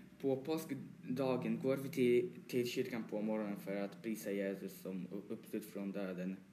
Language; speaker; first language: Swedish; early bilingual, other home language; Polish